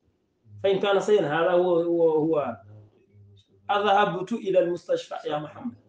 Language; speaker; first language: Arabic; non-native, fluent; Wolof